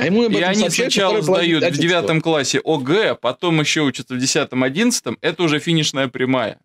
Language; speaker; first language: Russian; native; Russian